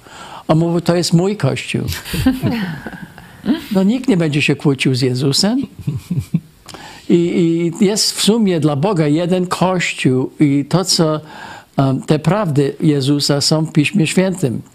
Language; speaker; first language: Polish; non-native, fluent; English